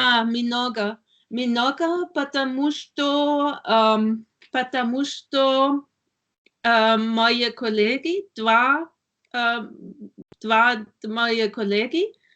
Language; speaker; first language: Russian; non-native, learner; German